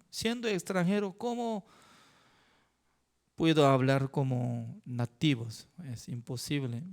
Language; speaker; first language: Spanish; non-native, learner; Korean